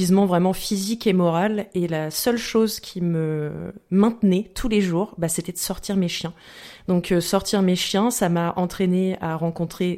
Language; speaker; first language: French; native; French